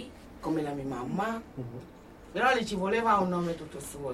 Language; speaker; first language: Italian; non-native, fluent; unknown